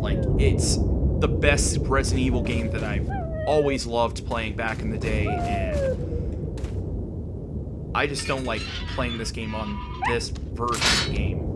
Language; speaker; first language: English; native; English